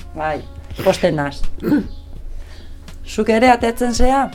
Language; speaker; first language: Basque; non-native, learner; Spanish